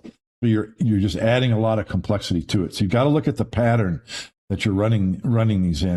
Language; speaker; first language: English; native; English